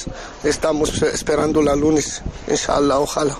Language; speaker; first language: Spanish; non-native, learner; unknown